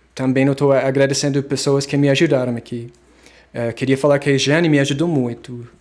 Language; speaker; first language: Portuguese; non-native, fluent; English